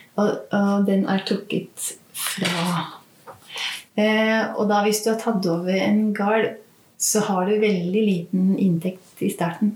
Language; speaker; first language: Norwegian; native; Norwegian